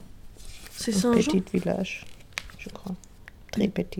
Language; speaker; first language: French; non-native, learner; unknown